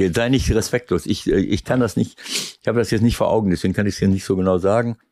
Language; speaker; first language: German; native; German